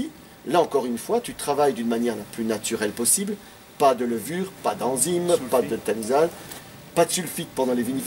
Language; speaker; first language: French; native; French